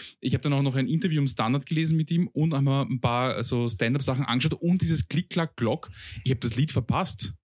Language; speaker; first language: German; early bilingual, other home language; Bosnian